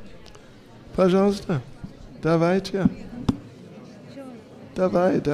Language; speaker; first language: Russian; non-native, learner; English